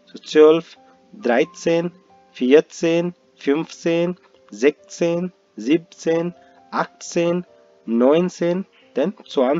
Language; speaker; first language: German; non-native, fluent; Hindi